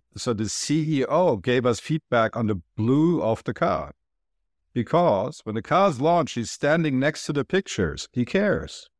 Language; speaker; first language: English; non-native, fluent; Turkish